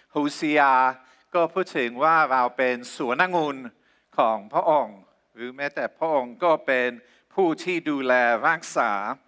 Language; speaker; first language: Thai; non-native, fluent; English